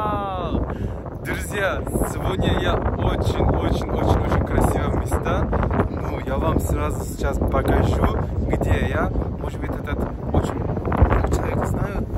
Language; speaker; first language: Russian; non-native, learner; Turkish